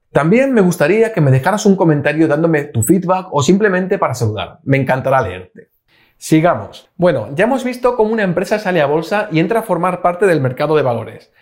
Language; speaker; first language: Spanish; native; Spanish